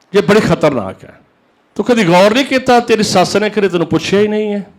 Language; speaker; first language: Urdu; non-native, local second language; Punjabi